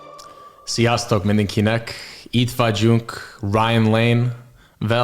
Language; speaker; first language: Hungarian; non-native, learner; English